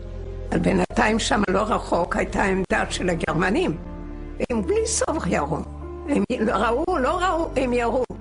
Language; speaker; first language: Hebrew; non-native, fluent; Yiddish